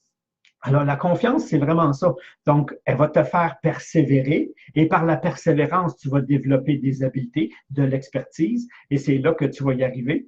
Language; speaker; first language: French; native; French